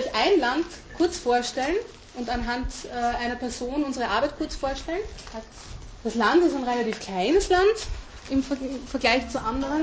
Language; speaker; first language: German; native; German